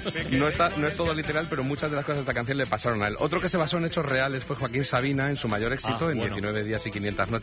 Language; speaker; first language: Spanish; native; Spanish